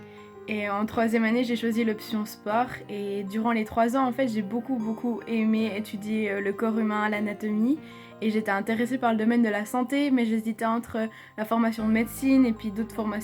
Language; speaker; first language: French; native; French